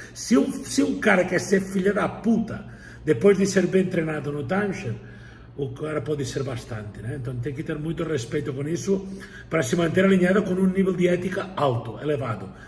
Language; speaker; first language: Portuguese; non-native, fluent; Spanish